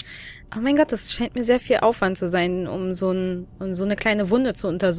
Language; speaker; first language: German; native; German